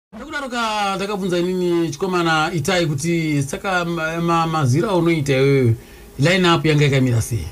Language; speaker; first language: Shona; native; Shona